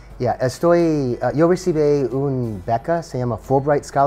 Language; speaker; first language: Spanish; non-native, learner; English